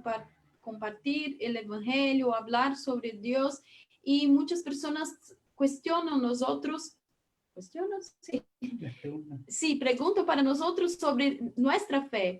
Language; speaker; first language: Spanish; non-native, learner; Portuguese